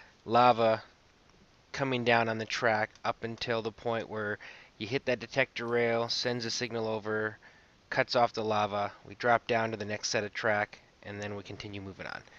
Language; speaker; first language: English; native; English